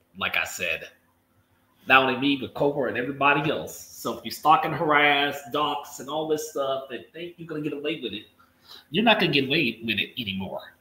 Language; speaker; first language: English; native; English